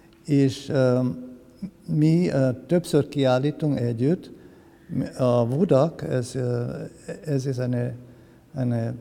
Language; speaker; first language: Hungarian; non-native, learner; German